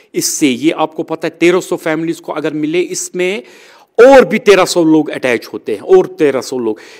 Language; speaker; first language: Hindi; non-native, local second language; Kashmiri